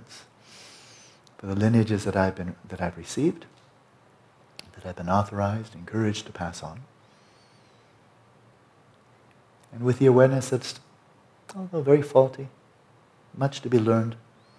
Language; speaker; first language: English; native; English